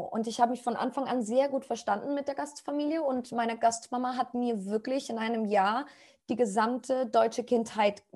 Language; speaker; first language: German; non-native, fluent; Spanish